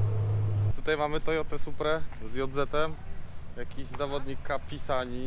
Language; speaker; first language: Polish; native; Polish